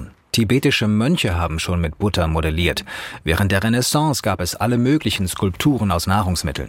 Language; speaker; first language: German; native; German